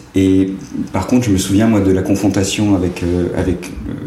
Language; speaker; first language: French; native; French